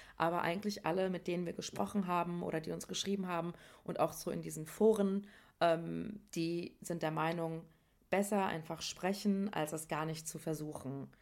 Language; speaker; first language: German; native; German